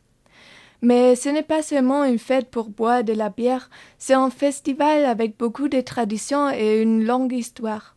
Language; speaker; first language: French; non-native, fluent; German